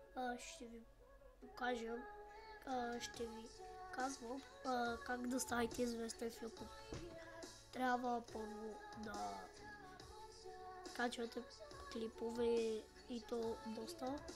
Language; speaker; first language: Bulgarian; non-native, local second language; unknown